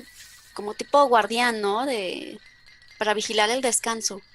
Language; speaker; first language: Spanish; native; Spanish